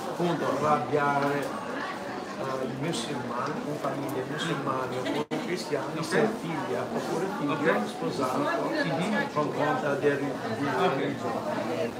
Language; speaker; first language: Italian; non-native, learner; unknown